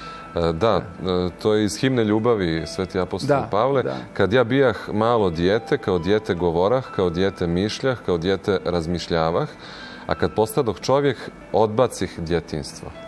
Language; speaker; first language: Croatian; native; Croatian